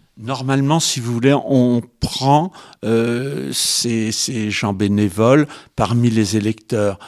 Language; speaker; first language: French; native; French